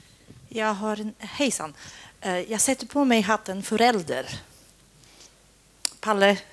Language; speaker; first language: Swedish; non-native, fluent; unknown